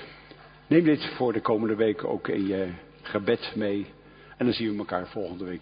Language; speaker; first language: Dutch; native; Dutch